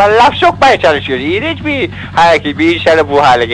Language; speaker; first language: Turkish; native; Turkish